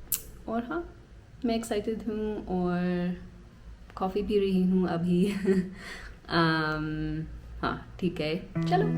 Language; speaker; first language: Hindi; non-native, learner; English